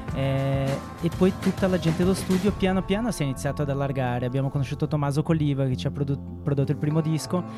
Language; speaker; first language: Italian; non-native, fluent; Portuguese